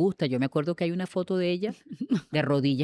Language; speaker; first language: Spanish; native; Spanish